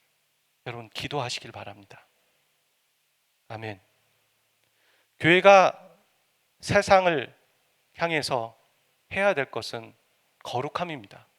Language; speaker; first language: Korean; native; Korean